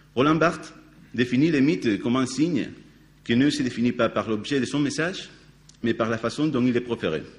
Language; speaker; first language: French; non-native, fluent; Spanish